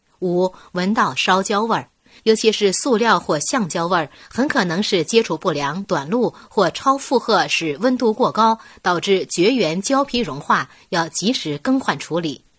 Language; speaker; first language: Chinese; native; Chinese